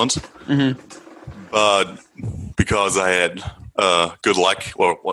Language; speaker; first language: English; non-native, fluent; German